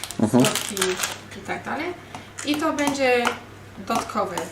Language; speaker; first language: Polish; non-native, learner; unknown